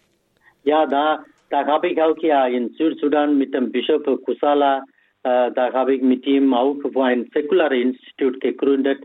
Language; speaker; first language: German; non-native, fluent; Tamil